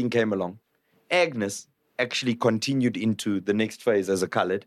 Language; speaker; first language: English; non-native, local second language; Zulu